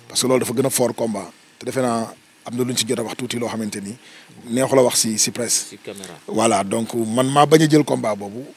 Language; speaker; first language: Wolof; native; Wolof